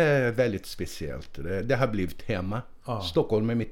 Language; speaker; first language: Swedish; non-native, fluent; Portuguese